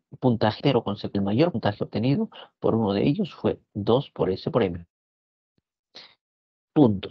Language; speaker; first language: Spanish; native; Spanish